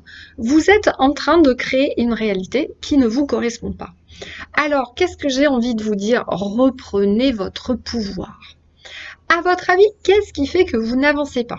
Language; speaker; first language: French; native; French